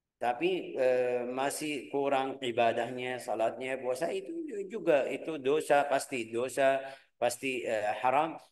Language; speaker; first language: Malay; non-native, fluent; Arabic